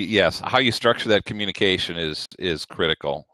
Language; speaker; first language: English; native; English